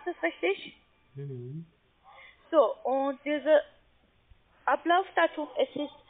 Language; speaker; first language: German; non-native, learner; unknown